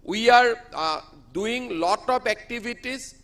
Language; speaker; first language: English; non-native, local second language; Assamese